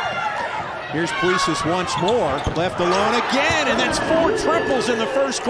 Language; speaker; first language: English; native; English